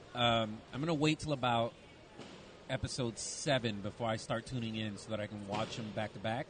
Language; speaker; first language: English; native; English